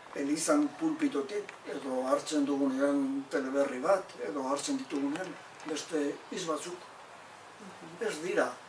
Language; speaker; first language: Basque; native; Basque